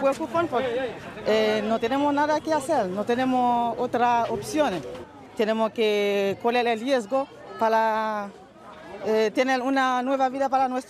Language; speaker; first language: Spanish; non-native, learner; Haitian Creole